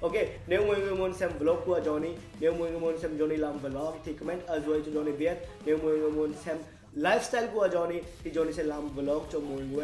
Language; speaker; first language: Vietnamese; non-native, learner; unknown